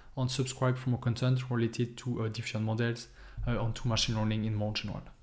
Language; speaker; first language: English; non-native, fluent; French